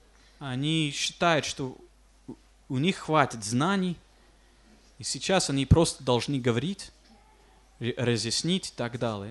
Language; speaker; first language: Russian; non-native, fluent; English